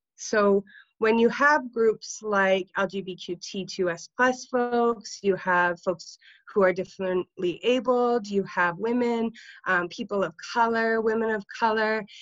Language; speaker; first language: English; native; English